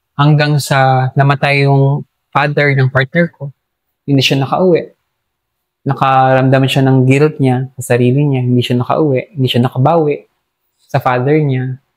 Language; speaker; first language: Filipino; non-native, local second language; Hiligaynon